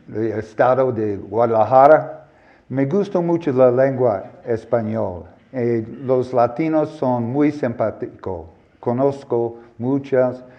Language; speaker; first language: Spanish; non-native, learner; English